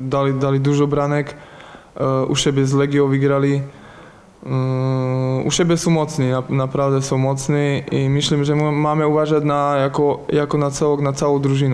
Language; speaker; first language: Polish; non-native, learner; Slovak